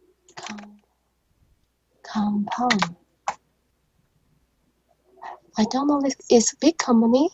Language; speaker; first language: English; non-native, learner; Chinese